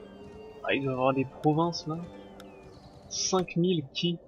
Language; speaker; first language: French; native; French